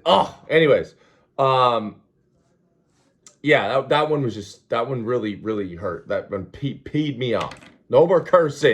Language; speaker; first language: English; native; English